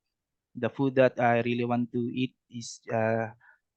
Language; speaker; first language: English; non-native, learner; Cebuano